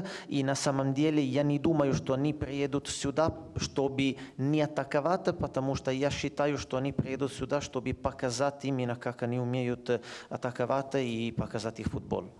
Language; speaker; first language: Russian; non-native, fluent; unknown